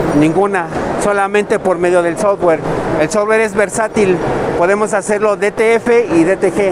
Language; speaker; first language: Spanish; native; Spanish